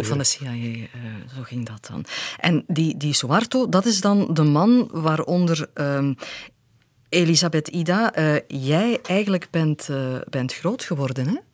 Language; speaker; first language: Dutch; native; Dutch